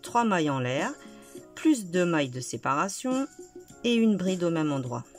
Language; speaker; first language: French; native; French